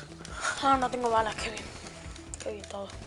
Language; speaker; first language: Spanish; native; Spanish